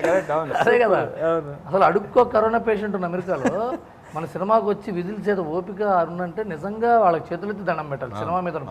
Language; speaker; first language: Telugu; native; Telugu